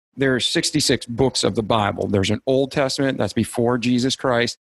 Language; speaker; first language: English; native; English